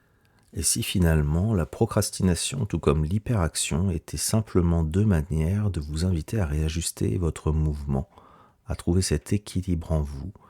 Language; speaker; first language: French; native; French